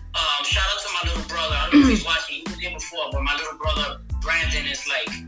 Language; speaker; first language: English; native; English